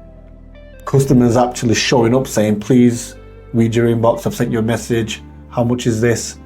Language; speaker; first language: English; native; English